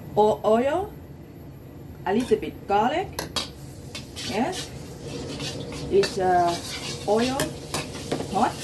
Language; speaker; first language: English; non-native, learner; Thai